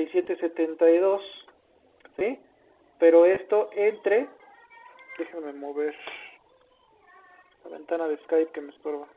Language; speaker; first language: Spanish; native; Spanish